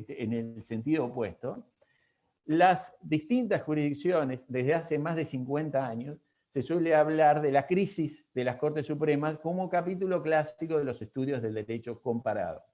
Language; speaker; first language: Spanish; native; Spanish